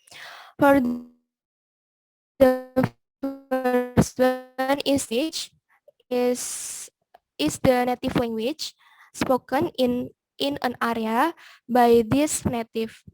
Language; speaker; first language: English; non-native, learner; Indonesian